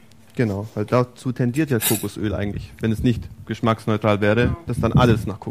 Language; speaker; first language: German; native; German